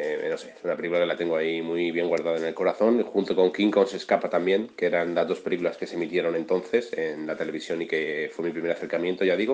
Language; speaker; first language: Spanish; native; Spanish